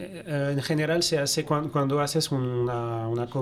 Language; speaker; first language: Spanish; non-native, fluent; French